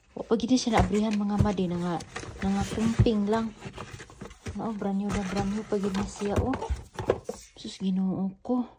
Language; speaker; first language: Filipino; non-native, local second language; Cebuano